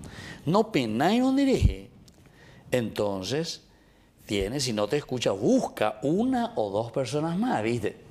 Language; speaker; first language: Spanish; native; Spanish